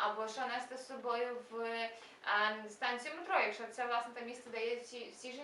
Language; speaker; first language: Ukrainian; native; Ukrainian